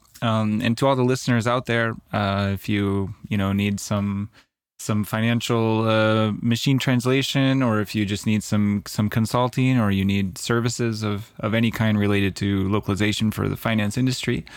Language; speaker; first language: English; native; English